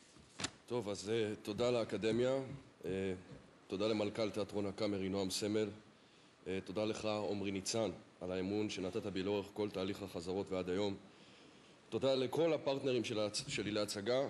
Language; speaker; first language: Hebrew; native; Hebrew